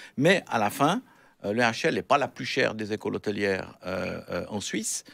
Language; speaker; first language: French; native; French